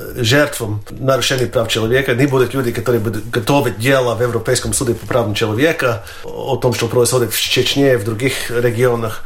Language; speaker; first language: Russian; non-native, fluent; Latvian